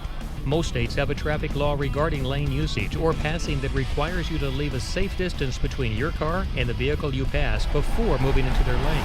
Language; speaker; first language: English; native; English